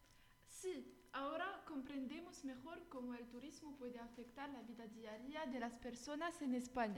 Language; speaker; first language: Spanish; non-native, learner; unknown